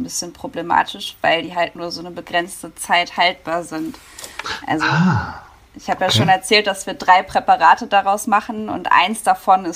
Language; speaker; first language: German; native; German